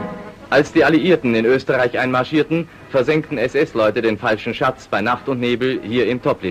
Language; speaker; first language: German; native; German